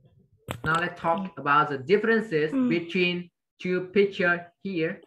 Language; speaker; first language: English; non-native, fluent; Vietnamese